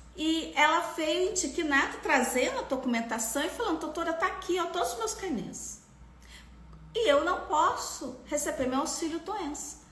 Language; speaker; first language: Portuguese; native; Portuguese